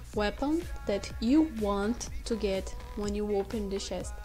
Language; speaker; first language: English; non-native, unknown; Portuguese